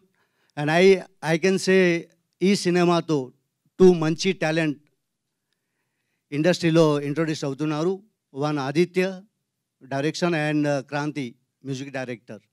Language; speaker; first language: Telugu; non-native, learner; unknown